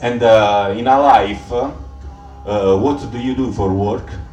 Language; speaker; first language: English; non-native, learner; Italian